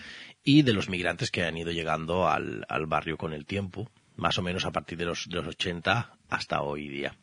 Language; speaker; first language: Spanish; native; Spanish